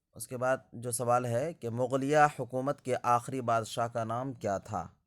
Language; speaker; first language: Urdu; native; Urdu